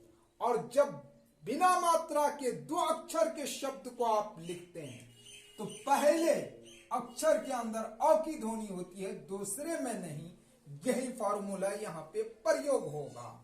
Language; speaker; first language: Hindi; native; Hindi